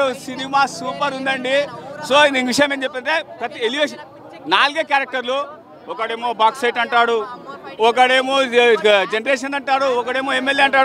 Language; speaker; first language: Telugu; native; Telugu